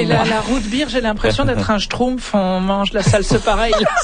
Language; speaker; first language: French; native; French